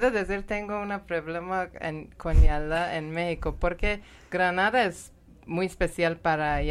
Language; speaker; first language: Spanish; non-native, learner; Persian